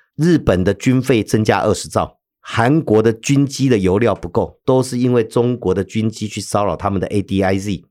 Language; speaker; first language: Chinese; native; Chinese